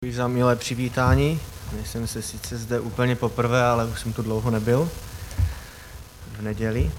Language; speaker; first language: Czech; native; Czech